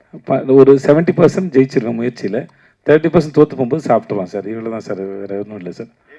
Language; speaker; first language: Tamil; native; Tamil